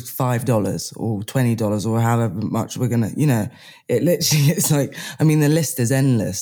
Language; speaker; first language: English; native; English